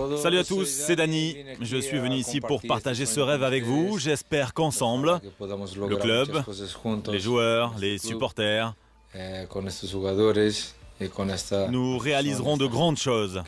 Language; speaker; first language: French; native; French